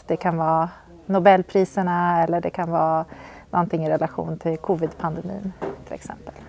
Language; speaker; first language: Swedish; native; Swedish